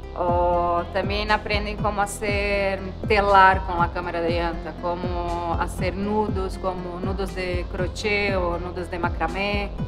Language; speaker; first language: Spanish; non-native, fluent; Portuguese